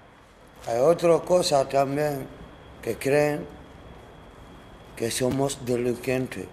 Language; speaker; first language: Spanish; non-native, learner; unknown